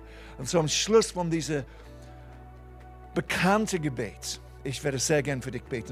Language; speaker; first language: German; non-native, fluent; English